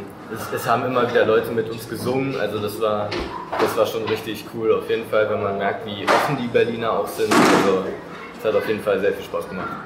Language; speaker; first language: German; native; German